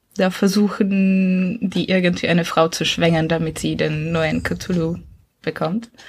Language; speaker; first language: German; non-native, fluent; Czech